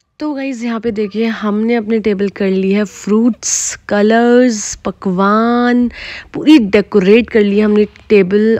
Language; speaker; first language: Hindi; native; Hindi